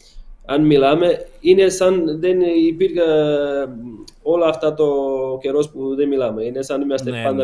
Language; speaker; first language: Greek; non-native, learner; Portuguese